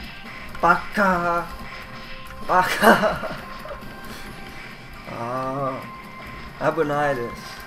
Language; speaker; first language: Japanese; non-native, learner; English